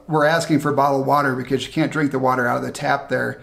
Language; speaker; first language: English; native; English